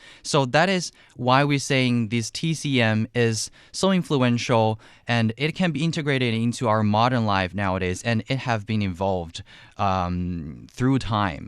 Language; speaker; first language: English; non-native, fluent; Chinese